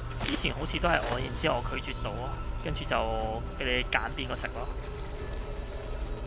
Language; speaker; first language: Chinese; native; Chinese